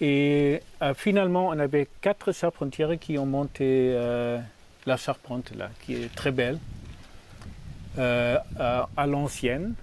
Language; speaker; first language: French; non-native, learner; German